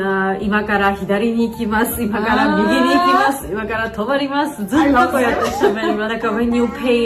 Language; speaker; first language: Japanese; non-native, fluent; Georgian